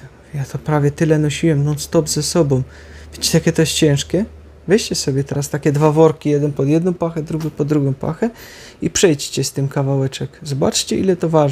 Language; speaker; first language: Polish; native; Polish